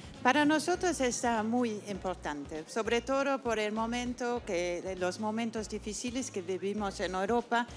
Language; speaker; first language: Spanish; non-native, fluent; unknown